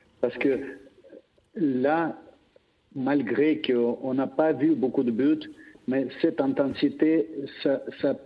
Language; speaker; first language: French; non-native, fluent; Russian